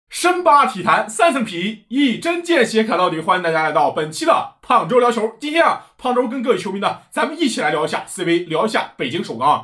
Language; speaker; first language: Chinese; native; Chinese